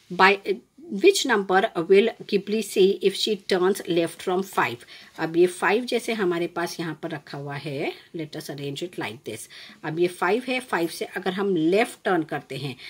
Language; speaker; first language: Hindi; non-native, local second language; Gujarati